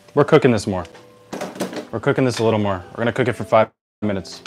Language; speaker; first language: English; native; English